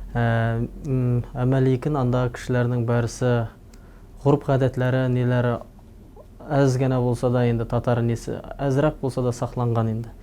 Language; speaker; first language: Tatar; early bilingual, heritage; Tatar